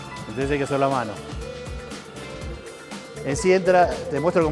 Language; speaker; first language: Spanish; native; Spanish